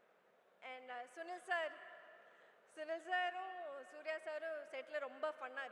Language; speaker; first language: Tamil; non-native, learner; Malayalam